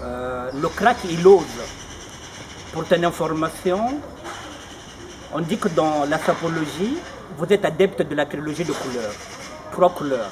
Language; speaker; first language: French; non-native, local second language; Lingala